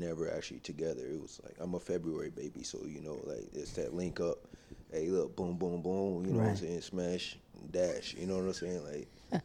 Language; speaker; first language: English; native; English